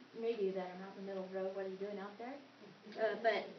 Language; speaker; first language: English; native; English